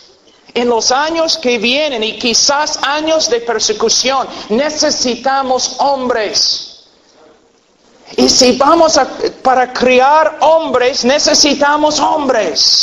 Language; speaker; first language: Spanish; non-native, fluent; English